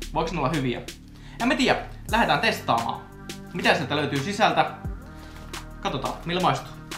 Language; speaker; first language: Finnish; early bilingual, other home language; Russian